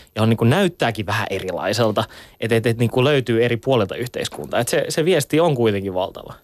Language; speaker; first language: Finnish; native; Finnish